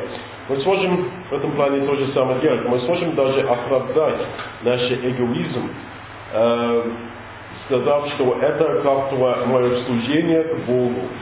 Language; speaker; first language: Russian; non-native, learner; English